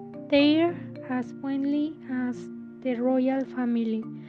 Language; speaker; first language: English; non-native, learner; Spanish